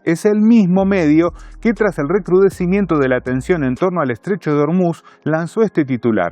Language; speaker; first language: Spanish; native; Spanish